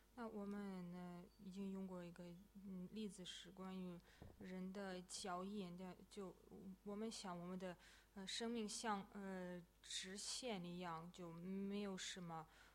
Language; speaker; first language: Chinese; non-native, fluent; Russian